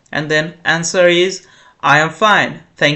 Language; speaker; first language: English; non-native, fluent; Bangla